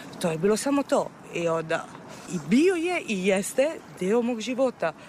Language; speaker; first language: Serbian; non-native, fluent; Italian